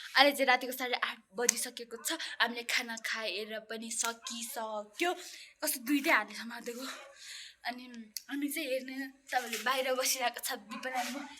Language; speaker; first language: Nepali; non-native, local second language; Eastern Tamang